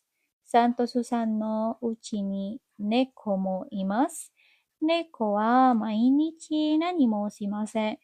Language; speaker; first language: Japanese; non-native, learner; Indonesian